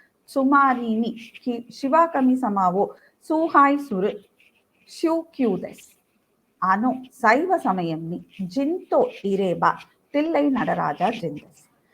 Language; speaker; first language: Japanese; non-native, learner; Tamil